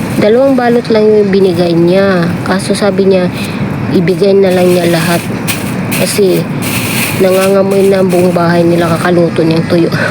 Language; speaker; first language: Filipino; non-native, local second language; Cebuano